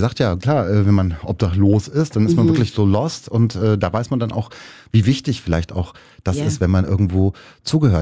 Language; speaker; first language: German; native; German